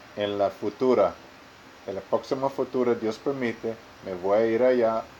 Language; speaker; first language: Spanish; non-native, learner; English